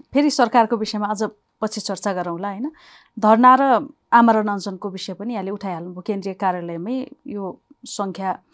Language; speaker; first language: Nepali; native; Nepali